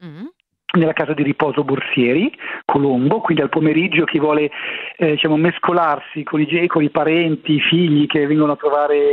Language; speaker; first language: Italian; native; Italian